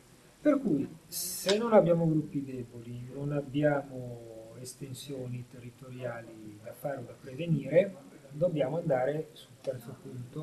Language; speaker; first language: Italian; native; Italian